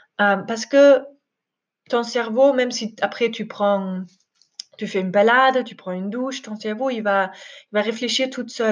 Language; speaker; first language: French; non-native, fluent; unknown